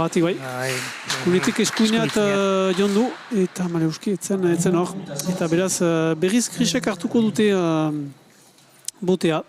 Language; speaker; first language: Basque; native; Basque